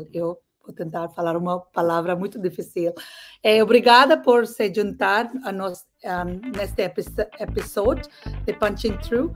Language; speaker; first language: Portuguese; non-native, learner; English